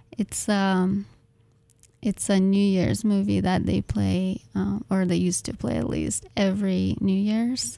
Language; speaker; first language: English; non-native, fluent; Russian